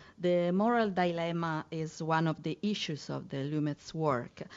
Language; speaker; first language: English; non-native, fluent; Italian